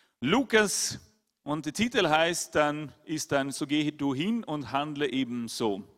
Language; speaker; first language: German; non-native, fluent; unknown